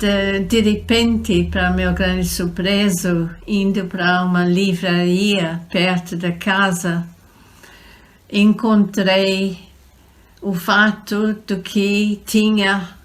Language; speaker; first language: Portuguese; non-native, fluent; English